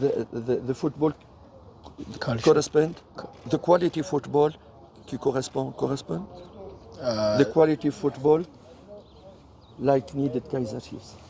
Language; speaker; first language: English; non-native, learner; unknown